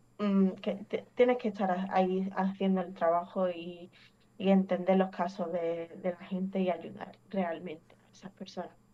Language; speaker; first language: Spanish; early bilingual, other home language; English